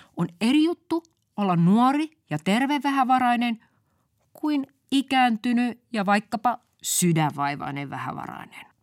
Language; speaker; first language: Finnish; native; Finnish